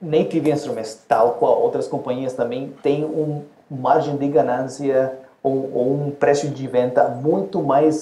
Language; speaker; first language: Portuguese; non-native, fluent; Spanish